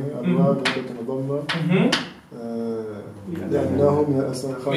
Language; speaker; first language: Arabic; non-native, learner; French